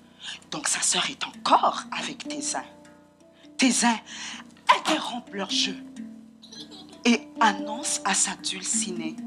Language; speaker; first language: French; non-native, local second language; Haitian Creole